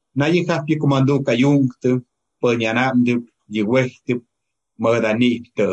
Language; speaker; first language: Spanish; non-native, local second language; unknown